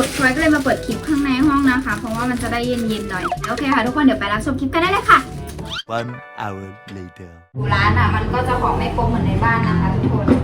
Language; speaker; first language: Thai; native; Thai